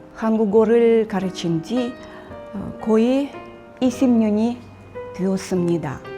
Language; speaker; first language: Korean; non-native, fluent; Russian